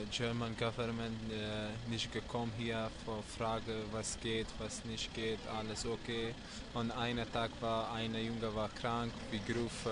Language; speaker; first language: German; non-native, learner; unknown